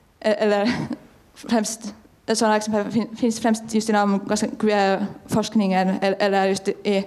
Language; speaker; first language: Swedish; non-native, fluent; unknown